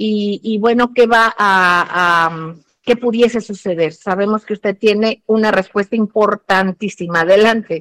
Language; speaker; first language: Spanish; native; Spanish